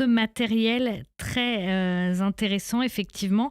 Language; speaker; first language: French; native; French